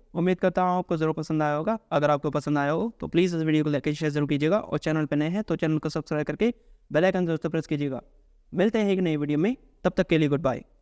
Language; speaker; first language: Hindi; native; Hindi